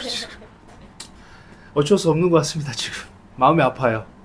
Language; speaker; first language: Korean; early bilingual, heritage; Japanese